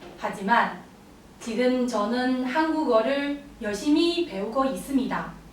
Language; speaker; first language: Korean; non-native, learner; Chinese